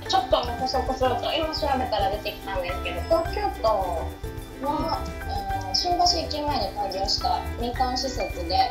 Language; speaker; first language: Japanese; native; Japanese